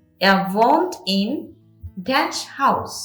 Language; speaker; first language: German; non-native, learner; Bangla